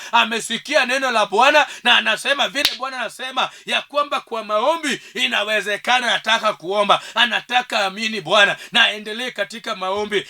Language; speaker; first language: Swahili; non-native, local second language; Luo (Kenya and Tanzania)